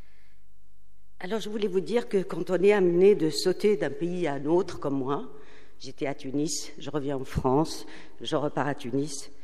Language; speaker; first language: French; non-native, local second language; Arabic